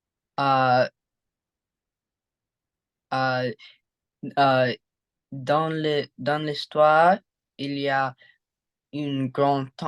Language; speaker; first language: French; non-native, learner; English